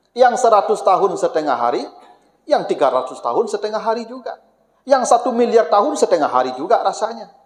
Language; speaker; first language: Malay; non-native, local second language; Minangkabau